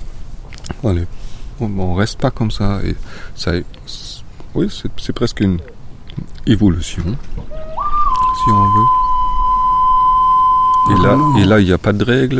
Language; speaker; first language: French; non-native, fluent; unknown